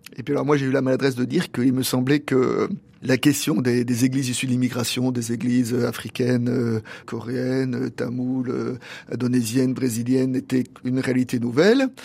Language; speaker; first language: French; native; French